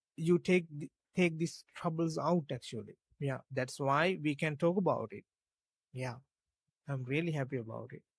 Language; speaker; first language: English; non-native, local second language; Sinhala